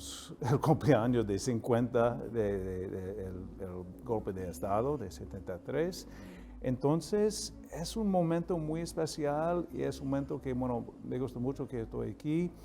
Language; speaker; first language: Spanish; non-native, fluent; English